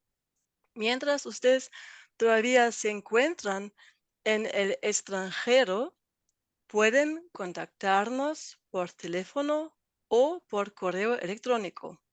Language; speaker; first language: Spanish; non-native, fluent; German